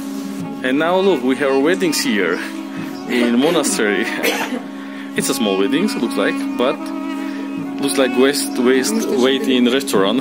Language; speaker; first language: English; non-native, learner; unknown